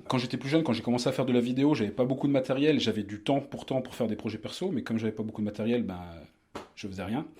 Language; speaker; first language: French; native; French